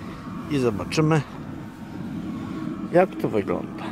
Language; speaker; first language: Polish; native; Polish